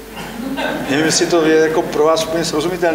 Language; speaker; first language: Czech; native; Czech